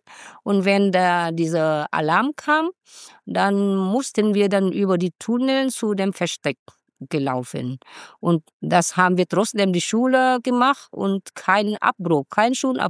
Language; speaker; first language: German; non-native, fluent; Vietnamese